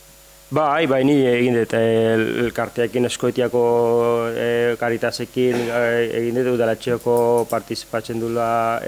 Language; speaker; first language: Basque; non-native, learner; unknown